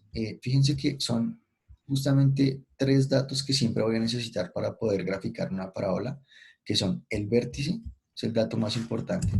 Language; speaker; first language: Spanish; native; Spanish